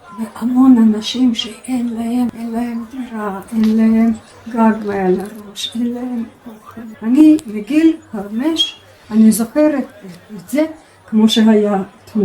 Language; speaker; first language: Hebrew; non-native, fluent; Russian